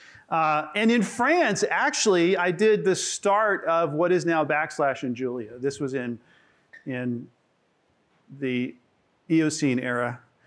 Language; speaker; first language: English; native; English